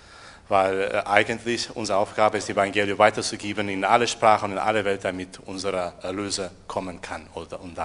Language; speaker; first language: German; non-native, fluent; Portuguese